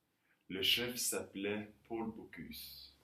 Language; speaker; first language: French; non-native, learner; Norwegian